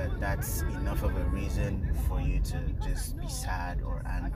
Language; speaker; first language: English; non-native, local second language; Hausa